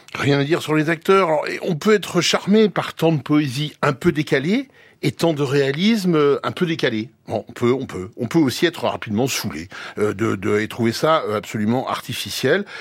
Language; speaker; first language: French; native; French